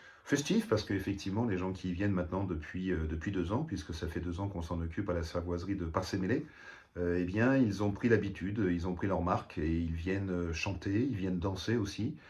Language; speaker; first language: French; native; French